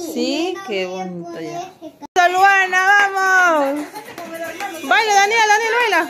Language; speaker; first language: Spanish; native; Spanish